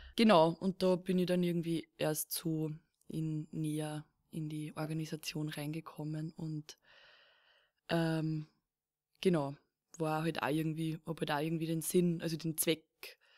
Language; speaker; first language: German; native; German